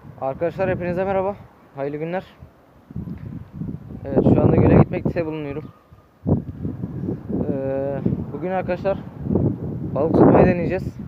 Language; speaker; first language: Turkish; native; Turkish